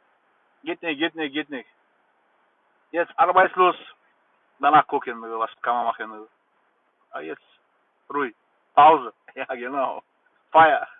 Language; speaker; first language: German; non-native, learner; Bulgarian